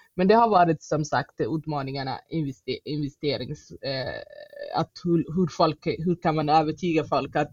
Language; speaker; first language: Swedish; non-native, fluent; Somali